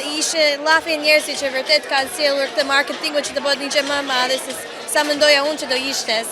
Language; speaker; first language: Albanian; early bilingual, heritage; Albanian